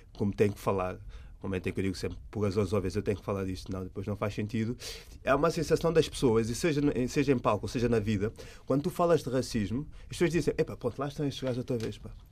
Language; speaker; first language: Portuguese; native; Portuguese